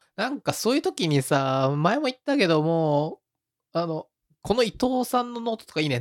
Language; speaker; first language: Japanese; native; Japanese